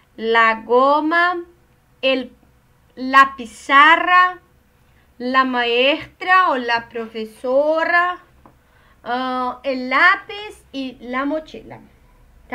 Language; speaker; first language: Spanish; non-native, learner; Portuguese